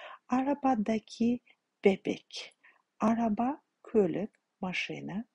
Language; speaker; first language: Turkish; non-native, fluent; Kazakh